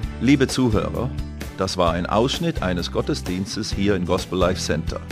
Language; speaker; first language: German; native; German